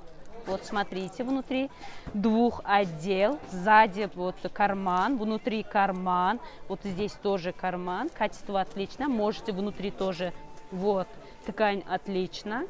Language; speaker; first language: Russian; non-native, learner; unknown